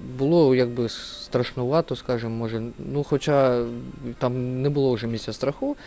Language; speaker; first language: Ukrainian; non-native, local second language; Russian